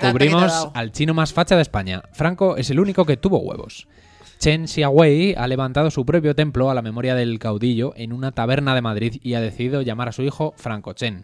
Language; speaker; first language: Spanish; native; Spanish